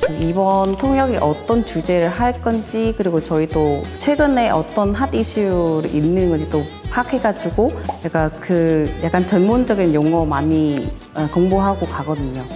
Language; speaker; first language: Korean; non-native, fluent; Vietnamese